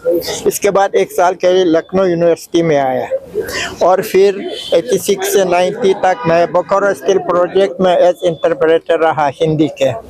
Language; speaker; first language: Hindi; non-native, fluent; Uzbek